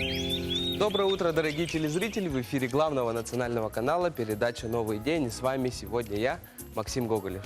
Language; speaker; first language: Russian; native; Russian